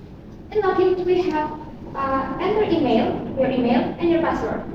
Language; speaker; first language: English; non-native, learner; Indonesian